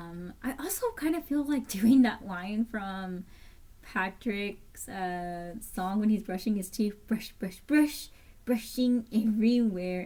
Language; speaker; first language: English; native; English